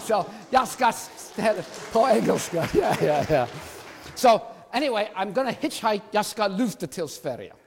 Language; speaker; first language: Swedish; non-native, learner; English